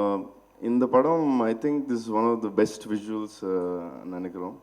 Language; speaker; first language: Tamil; non-native, local second language; Telugu